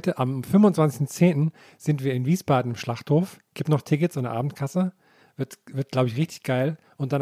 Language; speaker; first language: German; native; German